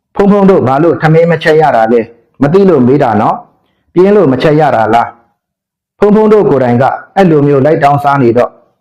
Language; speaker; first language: Burmese; native; Burmese